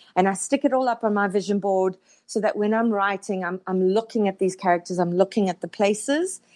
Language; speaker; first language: English; native; English